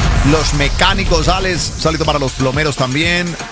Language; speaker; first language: Spanish; early bilingual, heritage; Spanish